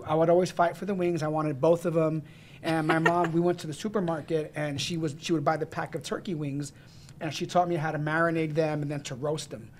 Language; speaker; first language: English; native; English